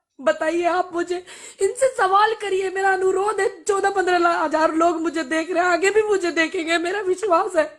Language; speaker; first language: Hindi; native; Hindi